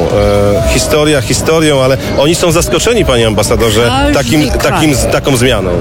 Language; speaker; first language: Polish; native; Polish